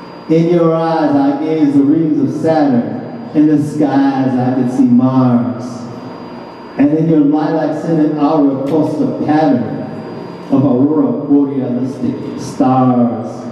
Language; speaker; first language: English; native; English